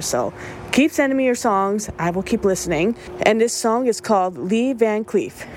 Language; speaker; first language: English; early bilingual, other home language; Spanish